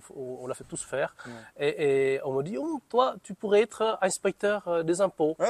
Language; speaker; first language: French; non-native, fluent; Vietnamese